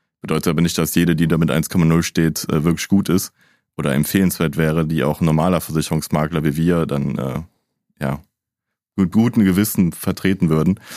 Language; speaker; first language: German; native; German